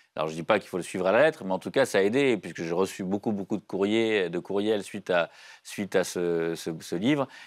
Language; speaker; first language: French; native; French